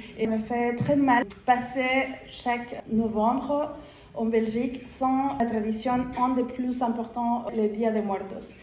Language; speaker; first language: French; non-native, fluent; Spanish